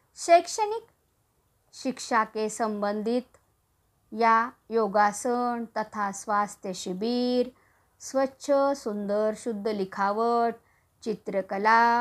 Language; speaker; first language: Hindi; non-native, local second language; Marathi